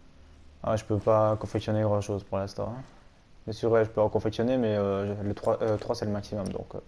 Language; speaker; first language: French; native; French